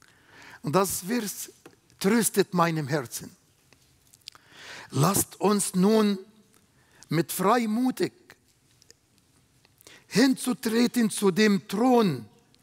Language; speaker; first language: German; non-native, fluent; Arabic